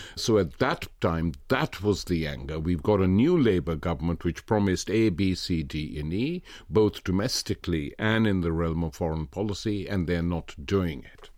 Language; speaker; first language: English; non-native, local second language; Punjabi